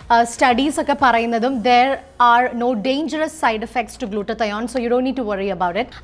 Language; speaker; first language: English; non-native, local second language; Malayalam